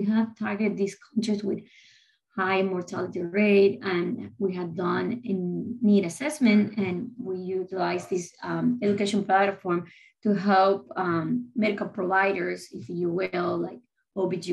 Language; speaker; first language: English; non-native, fluent; Spanish